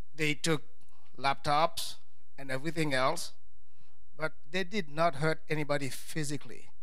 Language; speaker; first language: English; non-native, fluent; Haitian Creole